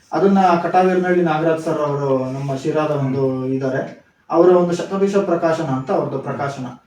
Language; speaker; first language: Kannada; native; Kannada